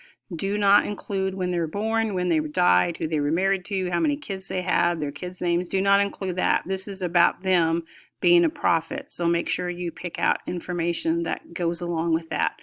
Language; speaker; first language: English; native; English